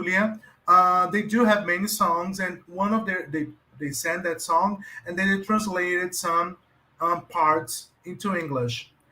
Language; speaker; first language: English; non-native, fluent; Portuguese